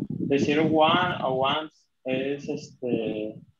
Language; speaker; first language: English; non-native, learner; Spanish